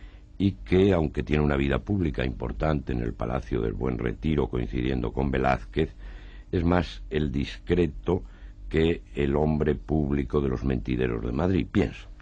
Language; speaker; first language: Spanish; native; Spanish